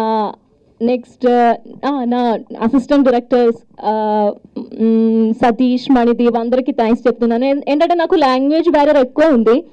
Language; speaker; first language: Telugu; non-native, learner; Malayalam